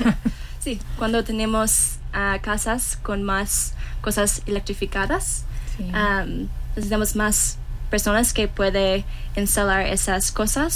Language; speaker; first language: Spanish; non-native, learner; English